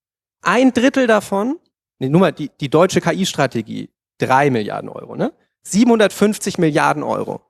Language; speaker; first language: German; native; German